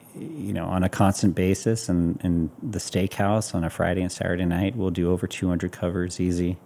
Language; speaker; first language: English; native; English